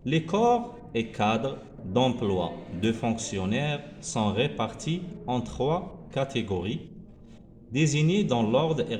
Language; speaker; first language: French; non-native, local second language; Arabic